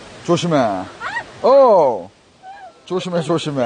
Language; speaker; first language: Korean; native; Korean